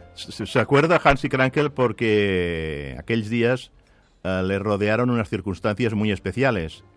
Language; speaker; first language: Spanish; non-native, local second language; Catalan